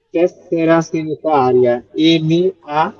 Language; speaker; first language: Italian; non-native, learner; Bangla